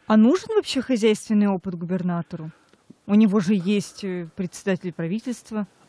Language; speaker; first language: Russian; native; Russian